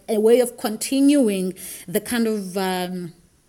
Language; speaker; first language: English; non-native, local second language; Xhosa